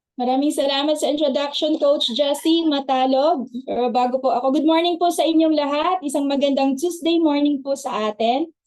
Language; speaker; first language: Filipino; native; Filipino